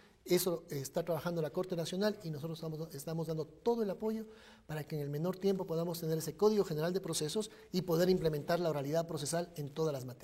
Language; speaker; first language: Spanish; native; Spanish